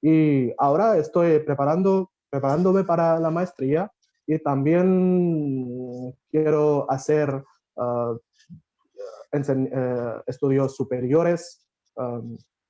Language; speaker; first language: Spanish; non-native, fluent; Bangla